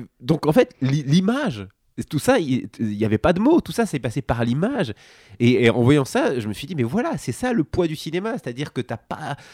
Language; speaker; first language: French; native; French